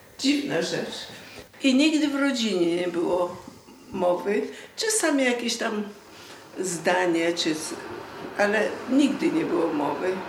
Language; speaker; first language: Polish; native; Polish